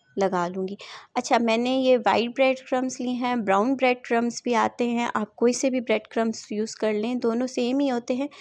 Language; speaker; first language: Urdu; native; Urdu